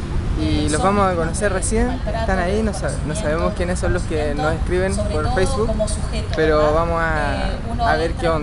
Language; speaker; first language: Spanish; native; Spanish